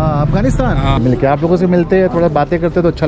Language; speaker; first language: Hindi; native; Hindi